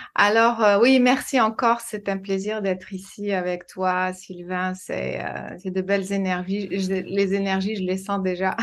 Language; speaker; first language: French; non-native, fluent; English